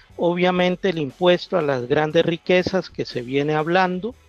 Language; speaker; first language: Spanish; native; Spanish